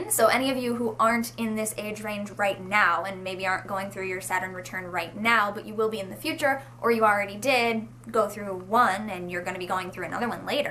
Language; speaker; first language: English; native; English